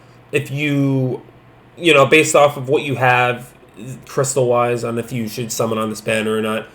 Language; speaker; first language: English; native; English